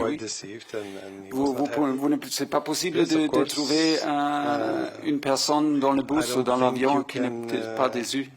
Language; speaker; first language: French; non-native, fluent; German